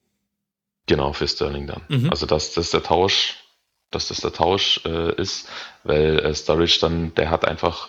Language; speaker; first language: German; native; German